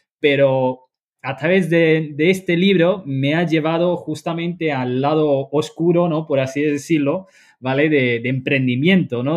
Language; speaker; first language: Spanish; non-native, fluent; Chinese